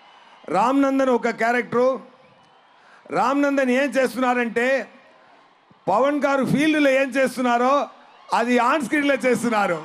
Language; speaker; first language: Telugu; non-native, learner; Tamil